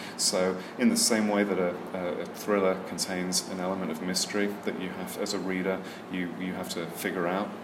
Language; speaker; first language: English; native; English